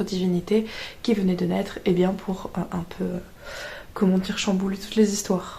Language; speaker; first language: French; native; French